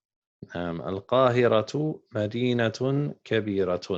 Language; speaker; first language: Arabic; non-native, fluent; English